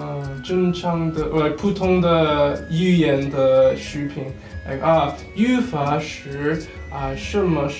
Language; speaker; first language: Chinese; non-native, learner; English